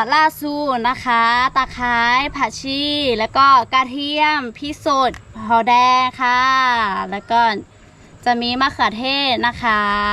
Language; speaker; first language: Thai; non-native, local second language; Lahu